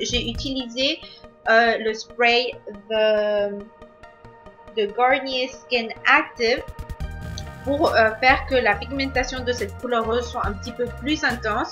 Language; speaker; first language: French; non-native, fluent; Spanish